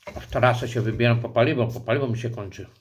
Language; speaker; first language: Polish; native; Polish